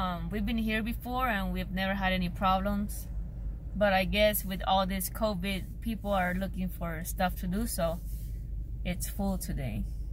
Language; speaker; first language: English; non-native, local second language; Spanish